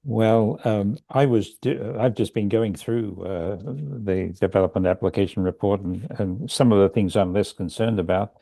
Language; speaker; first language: English; native; English